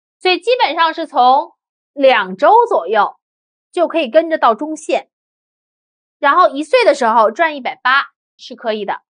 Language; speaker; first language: Chinese; native; Chinese